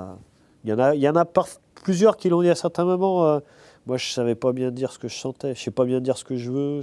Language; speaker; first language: French; native; French